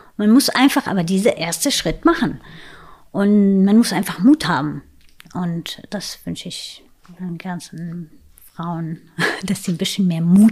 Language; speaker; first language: German; non-native, fluent; Arabic